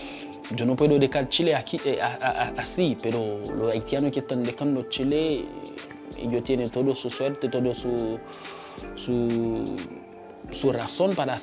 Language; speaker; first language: Spanish; non-native, learner; Haitian Creole